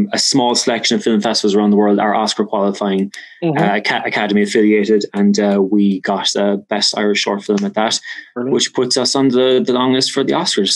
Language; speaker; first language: English; native; English